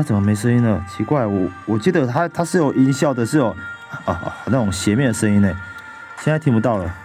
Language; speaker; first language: Chinese; native; Chinese